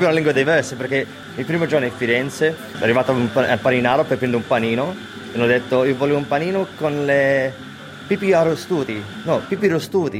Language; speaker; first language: Italian; early bilingual, heritage; English